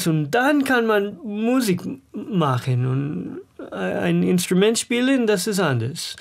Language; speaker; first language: German; non-native, learner; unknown